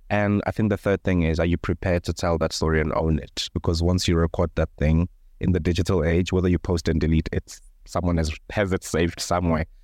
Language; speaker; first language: English; non-native, local second language; Venda